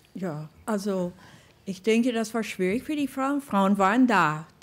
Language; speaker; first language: German; non-native, fluent; English